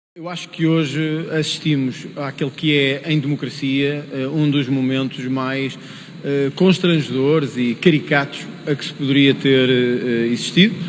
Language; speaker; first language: Portuguese; native; Portuguese